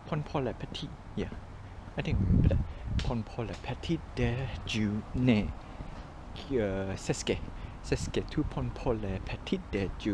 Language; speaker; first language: French; non-native, learner; English